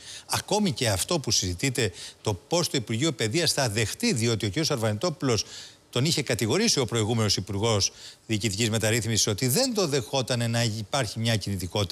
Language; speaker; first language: Greek; native; Greek